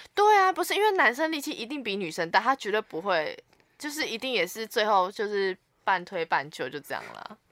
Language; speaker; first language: Chinese; native; Chinese